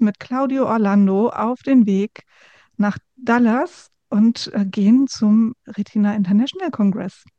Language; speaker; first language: German; native; German